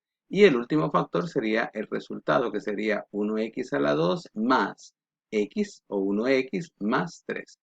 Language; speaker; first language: Spanish; native; Spanish